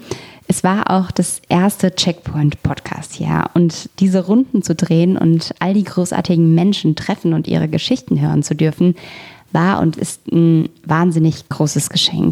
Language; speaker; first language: German; native; German